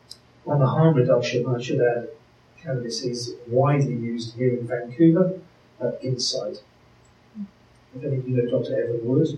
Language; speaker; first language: English; native; English